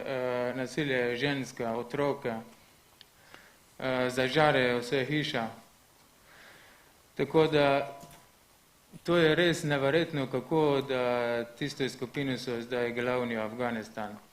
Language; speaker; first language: Slovenian; non-native, learner; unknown